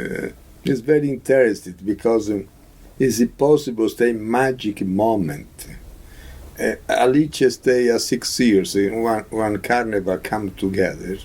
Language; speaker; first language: English; non-native, learner; Italian